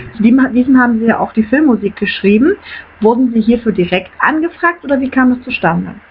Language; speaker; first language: German; native; German